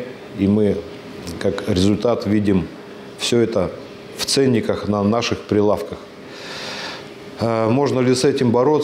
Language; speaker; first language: Russian; native; Russian